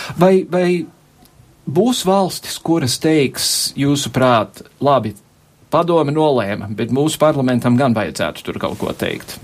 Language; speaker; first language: Latvian; early bilingual, heritage; Latvian